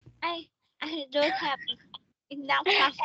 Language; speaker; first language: English; non-native, learner; Vietnamese